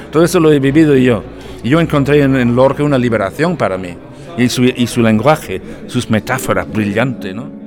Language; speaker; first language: Spanish; non-native, fluent; English